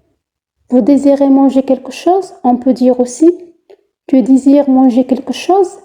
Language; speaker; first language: French; non-native, fluent; Arabic